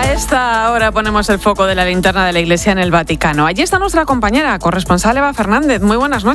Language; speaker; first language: Spanish; native; Spanish